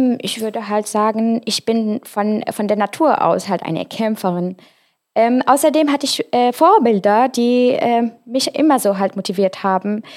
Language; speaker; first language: German; non-native, fluent; Arabic